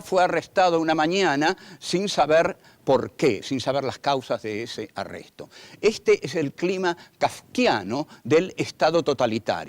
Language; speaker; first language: Spanish; native; Spanish